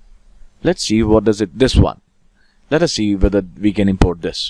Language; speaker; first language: English; non-native, local second language; Hindi